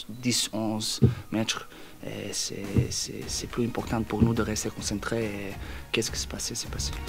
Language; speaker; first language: French; non-native, learner; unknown